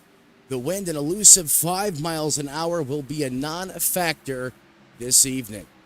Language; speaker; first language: English; native; English